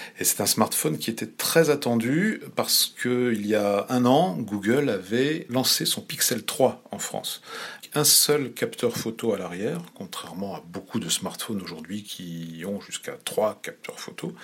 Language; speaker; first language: French; native; French